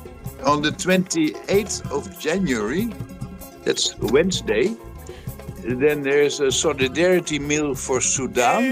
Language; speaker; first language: English; non-native, fluent; Dutch